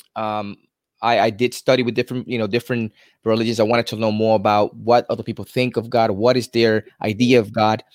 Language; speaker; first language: English; native; English